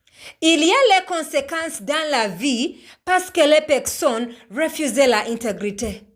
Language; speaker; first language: French; non-native, learner; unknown